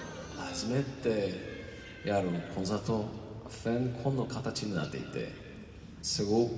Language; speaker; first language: Japanese; non-native, fluent; Korean